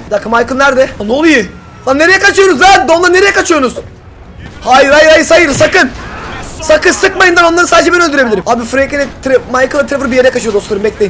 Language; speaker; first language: Turkish; native; Turkish